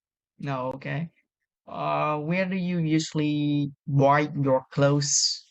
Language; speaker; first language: English; non-native, fluent; Vietnamese